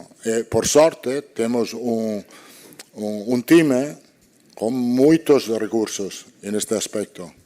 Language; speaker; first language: Portuguese; non-native, fluent; Italian